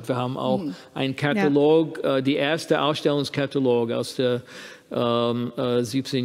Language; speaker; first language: German; non-native, fluent; English